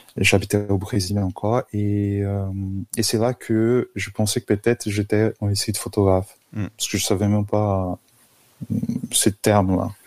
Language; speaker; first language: French; non-native, fluent; Portuguese